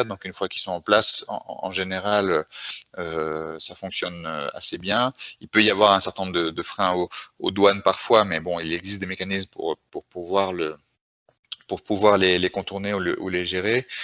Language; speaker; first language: French; native; French